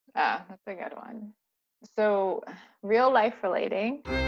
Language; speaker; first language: English; native; English